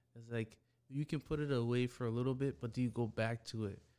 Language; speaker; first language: English; early bilingual, other home language; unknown